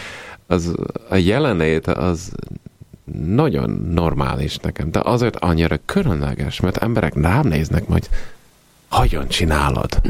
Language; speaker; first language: Hungarian; non-native, fluent; Italian